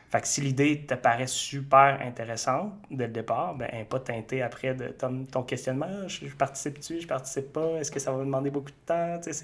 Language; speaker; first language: French; native; French